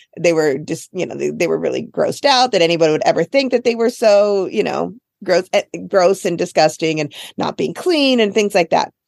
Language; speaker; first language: English; native; English